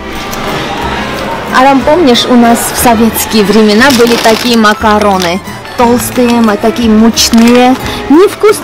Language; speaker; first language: Russian; non-native, local second language; Armenian